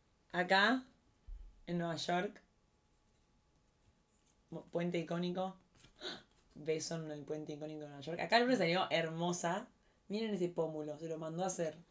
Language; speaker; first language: Spanish; native; Spanish